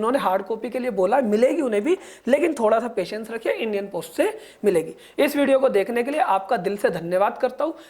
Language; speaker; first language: Hindi; native; Hindi